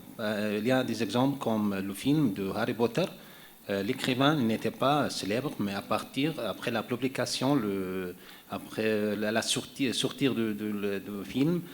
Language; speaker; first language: French; non-native, learner; Arabic